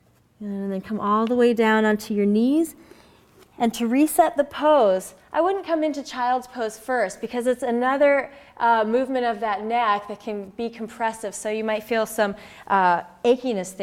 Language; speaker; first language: English; native; English